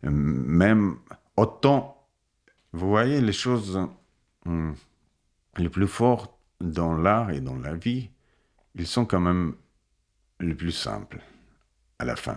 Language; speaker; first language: French; non-native, fluent; Russian